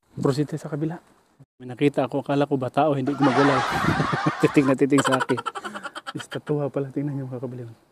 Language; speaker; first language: Filipino; non-native, local second language; Cebuano